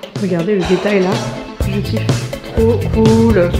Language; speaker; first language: French; native; French